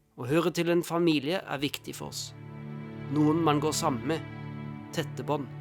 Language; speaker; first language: Norwegian; non-native, fluent; German